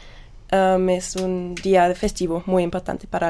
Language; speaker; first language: Spanish; non-native, learner; German